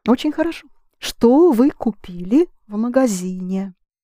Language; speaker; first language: Russian; native; Russian